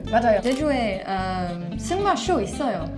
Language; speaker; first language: Korean; non-native, learner; French